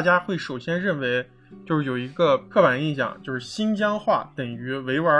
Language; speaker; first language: Chinese; native; Chinese